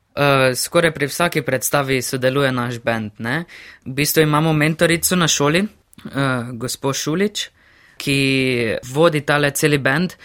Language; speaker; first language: Slovenian; native; Slovenian